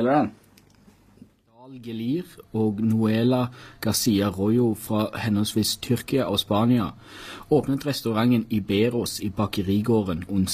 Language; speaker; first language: Norwegian; native; Norwegian